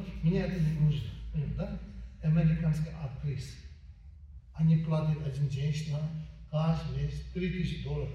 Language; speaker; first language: Russian; non-native, learner; Tibetan